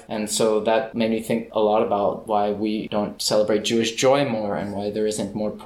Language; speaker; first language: English; native; English